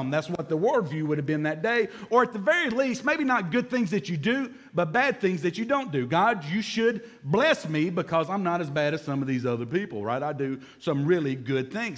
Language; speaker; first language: English; native; English